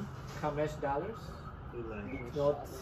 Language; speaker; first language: Hebrew; non-native, learner; English